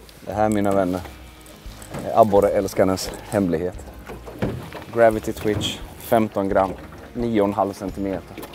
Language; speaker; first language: Swedish; early bilingual, other home language; Russian